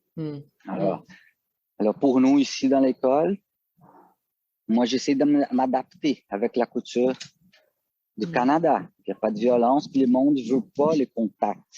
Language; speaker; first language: French; non-native, fluent; Portuguese